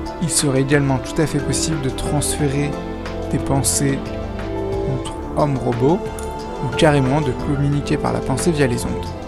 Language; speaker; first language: French; native; French